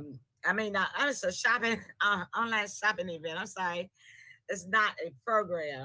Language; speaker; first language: English; native; English